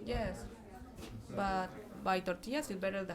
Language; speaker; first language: English; non-native, fluent; Spanish